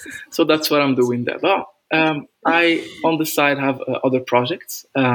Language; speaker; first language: English; non-native, fluent; Arabic